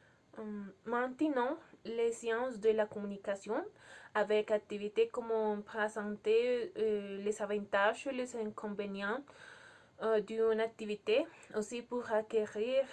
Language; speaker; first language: French; non-native, learner; Spanish